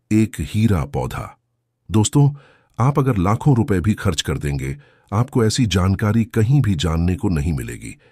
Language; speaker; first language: Hindi; native; Hindi